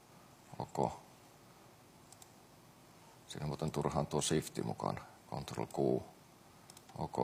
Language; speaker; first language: Finnish; native; Finnish